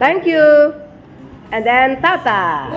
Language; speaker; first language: English; non-native, fluent; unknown